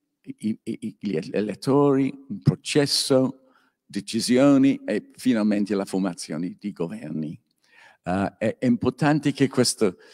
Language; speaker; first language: Italian; non-native, learner; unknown